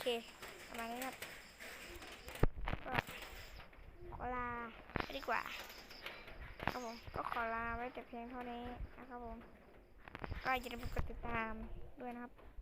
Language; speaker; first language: Thai; native; Thai